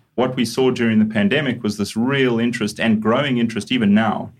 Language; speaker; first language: English; native; English